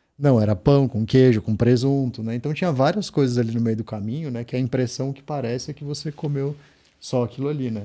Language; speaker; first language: Portuguese; native; Portuguese